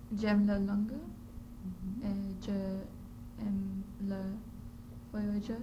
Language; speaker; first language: French; non-native, learner; English